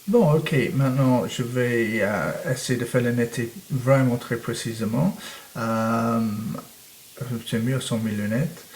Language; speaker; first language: French; non-native, fluent; English